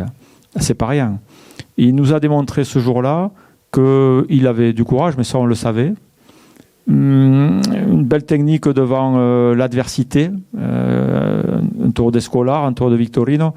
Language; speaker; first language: French; native; French